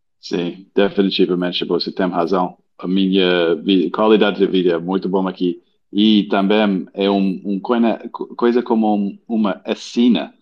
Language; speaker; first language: Portuguese; non-native, learner; English